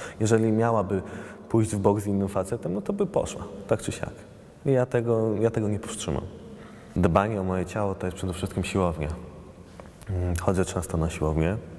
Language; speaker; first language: Polish; non-native, fluent; Italian